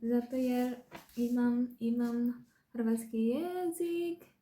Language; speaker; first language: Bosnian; non-native, learner; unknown